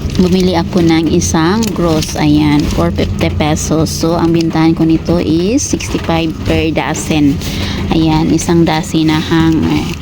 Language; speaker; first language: Filipino; non-native, local second language; Cebuano